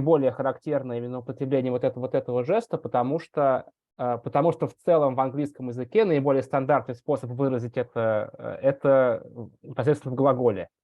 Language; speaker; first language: Russian; native; Russian